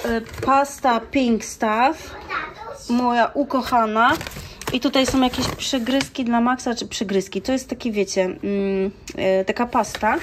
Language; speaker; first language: Polish; native; Polish